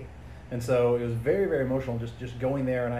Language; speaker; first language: English; native; English